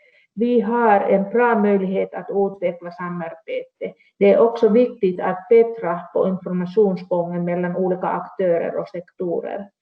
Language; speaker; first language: Swedish; non-native, local second language; Finnish